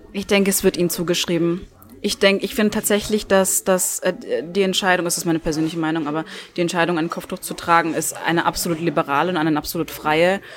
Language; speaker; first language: German; early bilingual, other home language; Turkish